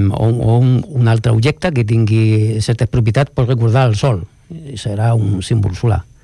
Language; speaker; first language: Catalan; non-native, local second language; Spanish